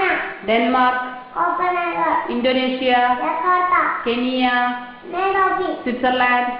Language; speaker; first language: English; non-native, learner; Arabic